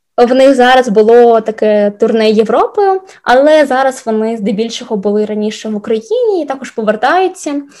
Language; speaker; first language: Ukrainian; non-native, local second language; Russian